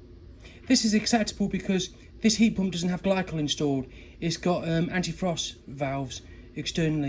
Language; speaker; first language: English; native; English